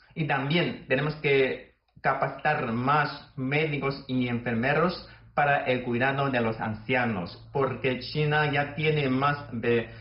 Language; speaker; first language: Spanish; non-native, fluent; Chinese